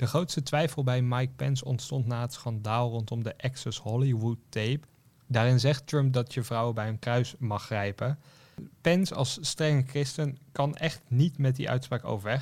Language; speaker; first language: Dutch; native; Dutch